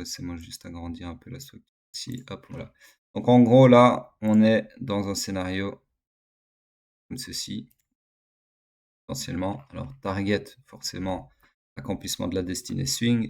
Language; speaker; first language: French; native; French